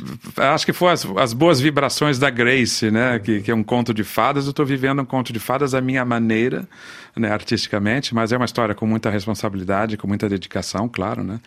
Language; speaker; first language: Portuguese; native; Portuguese